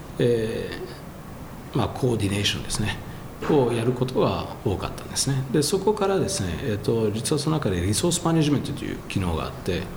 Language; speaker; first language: Japanese; non-native, fluent; French